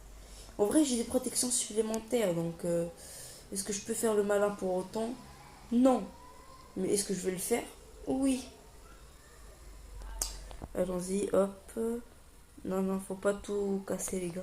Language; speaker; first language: French; native; French